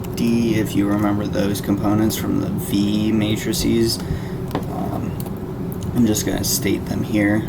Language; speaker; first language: English; native; English